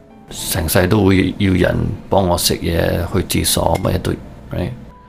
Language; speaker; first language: Cantonese; early bilingual, heritage; Cantonese